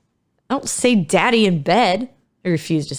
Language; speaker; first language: English; native; English